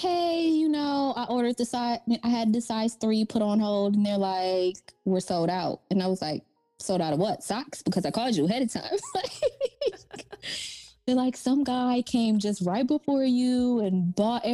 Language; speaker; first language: English; native; English